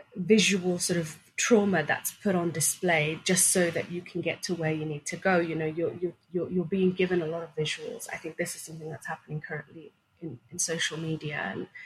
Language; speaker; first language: English; non-native, fluent; Swedish